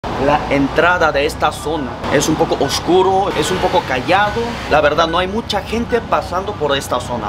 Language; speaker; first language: Spanish; non-native, fluent; Korean